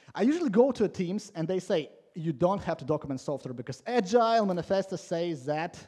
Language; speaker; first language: English; non-native, fluent; Latvian